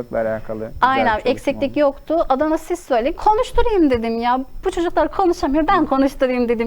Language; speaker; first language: Turkish; native; Turkish